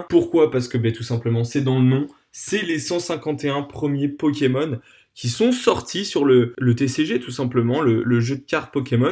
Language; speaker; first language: French; native; French